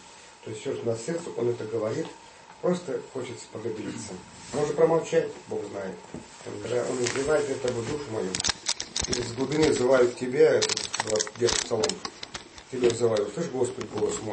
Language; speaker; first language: Russian; native; Russian